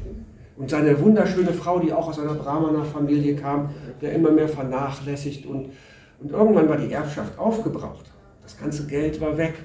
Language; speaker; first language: German; native; German